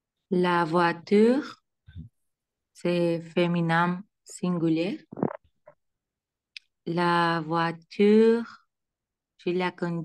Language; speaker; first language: French; non-native, learner; Spanish